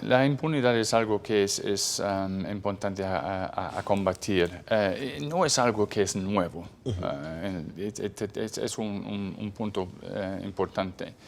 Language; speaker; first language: Spanish; non-native, fluent; English